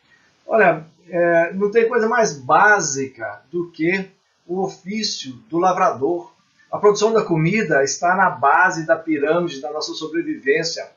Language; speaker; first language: Portuguese; native; Portuguese